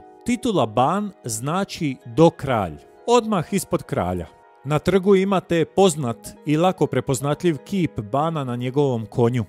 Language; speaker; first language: Croatian; native; Croatian